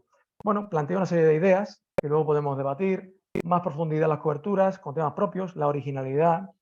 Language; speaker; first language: Spanish; native; Spanish